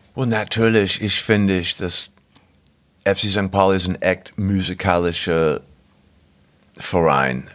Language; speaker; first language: German; non-native, fluent; English